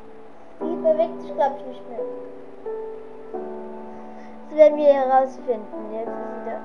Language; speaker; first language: German; native; German